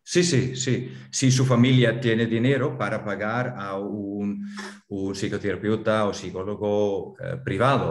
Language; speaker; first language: Spanish; non-native, fluent; Dutch